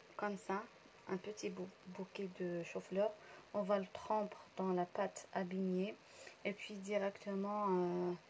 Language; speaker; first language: French; non-native, local second language; Arabic